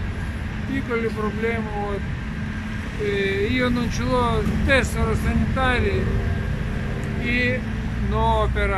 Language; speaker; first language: Italian; non-native, learner; Lithuanian